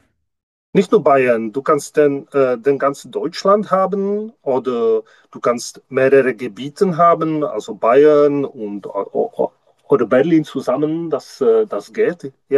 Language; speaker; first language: German; non-native, learner; Czech